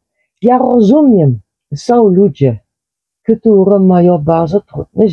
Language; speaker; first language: Polish; non-native, learner; Dutch